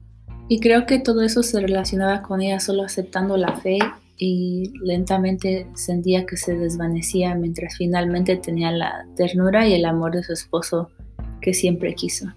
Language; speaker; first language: Spanish; early bilingual, heritage; Spanish